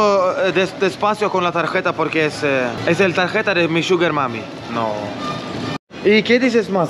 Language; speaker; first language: Spanish; non-native, learner; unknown